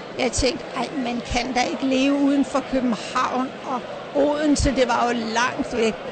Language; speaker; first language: Danish; native; Danish